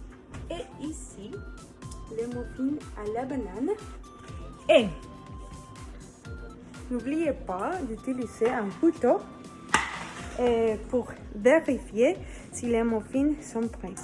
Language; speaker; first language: French; non-native, learner; Spanish